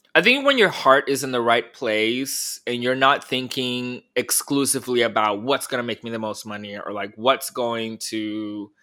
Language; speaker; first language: English; early bilingual, other home language; Spanish